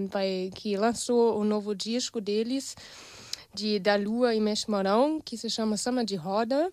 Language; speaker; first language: Portuguese; non-native, fluent; German